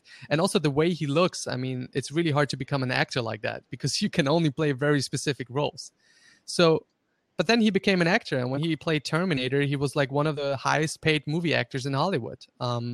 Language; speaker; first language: English; non-native, fluent; German